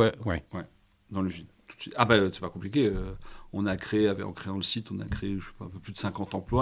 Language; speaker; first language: French; native; French